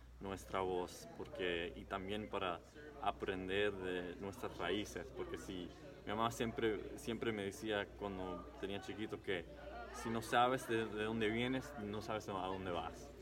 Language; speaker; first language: Spanish; early bilingual, heritage; English